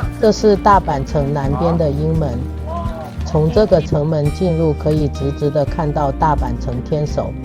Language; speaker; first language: Chinese; native; Chinese